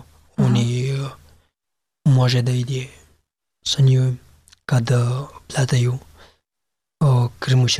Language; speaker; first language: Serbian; non-native, learner; Pashto